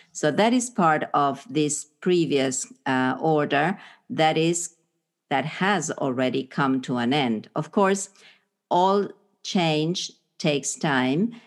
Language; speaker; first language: English; non-native, fluent; Spanish